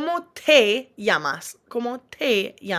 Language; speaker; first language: Spanish; non-native, fluent; English